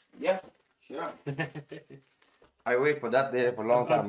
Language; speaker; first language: English; non-native, learner; Thai